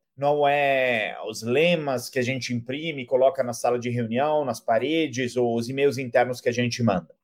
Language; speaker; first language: Portuguese; non-native, fluent; Italian